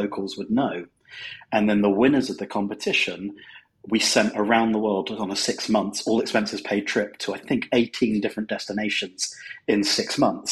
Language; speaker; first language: English; native; English